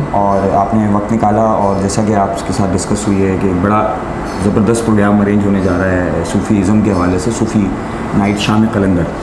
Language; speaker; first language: Urdu; native; Urdu